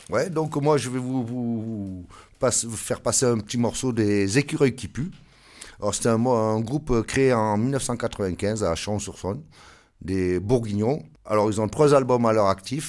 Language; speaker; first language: French; native; French